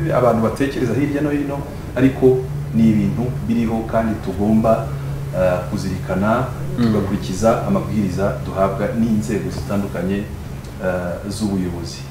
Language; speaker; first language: Kinyarwanda; early bilingual, heritage; Kinyarwanda